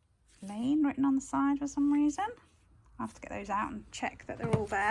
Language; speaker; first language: English; native; English